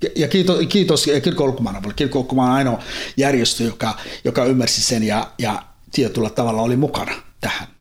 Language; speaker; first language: Finnish; non-native, fluent; Somali